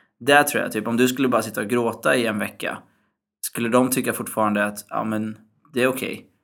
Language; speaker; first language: Swedish; early bilingual, other home language; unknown